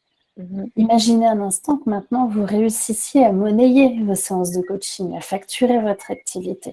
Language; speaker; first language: French; native; French